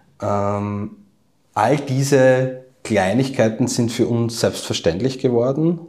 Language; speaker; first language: German; native; German